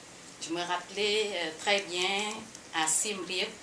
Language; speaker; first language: French; non-native, fluent; Khmer